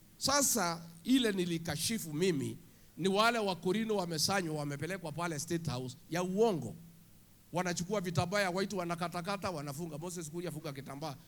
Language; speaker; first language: Swahili; non-native, local second language; Kikuyu